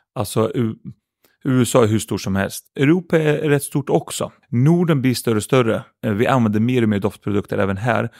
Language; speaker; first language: Swedish; early bilingual, other home language; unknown